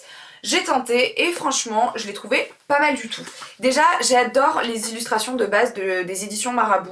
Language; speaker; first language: French; native; French